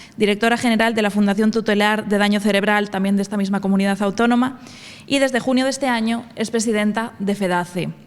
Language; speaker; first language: Spanish; native; Spanish